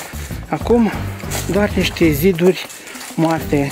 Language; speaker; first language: Romanian; native; Romanian